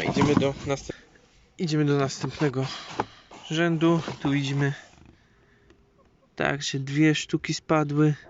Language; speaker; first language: Polish; native; Polish